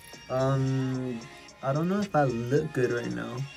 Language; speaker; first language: English; early bilingual, other home language; Korean